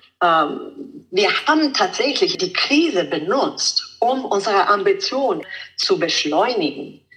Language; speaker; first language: German; non-native, fluent; Italian